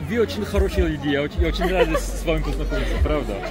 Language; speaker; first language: Russian; non-native, learner; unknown